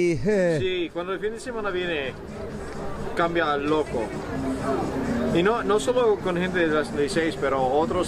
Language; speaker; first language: Spanish; non-native, fluent; English